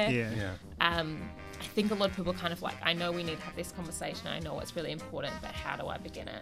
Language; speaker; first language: English; native; English